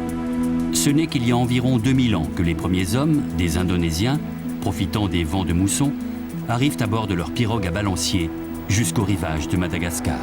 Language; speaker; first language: French; native; French